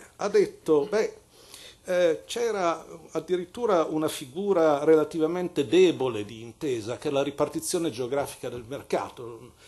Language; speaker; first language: Italian; native; Italian